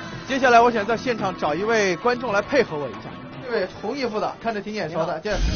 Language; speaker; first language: Chinese; native; Chinese